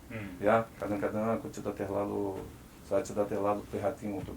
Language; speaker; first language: Indonesian; non-native, fluent; Portuguese